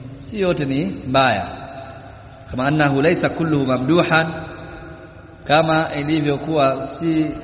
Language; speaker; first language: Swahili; native; Swahili